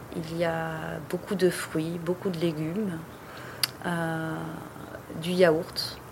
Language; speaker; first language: French; native; French